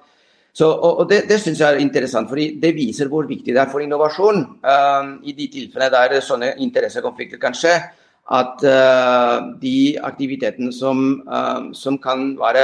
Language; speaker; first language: Norwegian; non-native, fluent; Spanish